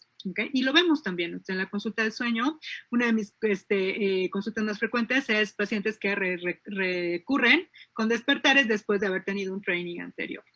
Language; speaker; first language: Spanish; native; Spanish